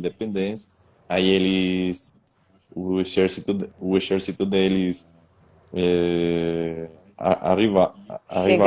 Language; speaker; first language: Portuguese; non-native, fluent; Spanish